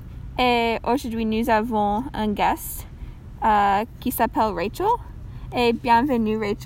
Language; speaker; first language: French; non-native, learner; English